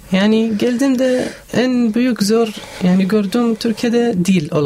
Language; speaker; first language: Turkish; non-native, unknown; Arabic